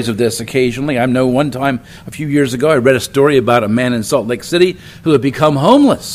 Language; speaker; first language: English; native; English